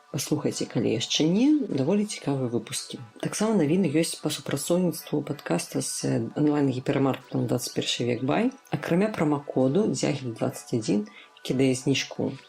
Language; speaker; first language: Belarusian; native; Belarusian